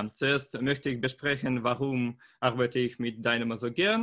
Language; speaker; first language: German; non-native, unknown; Russian